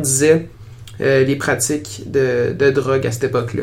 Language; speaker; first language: French; native; French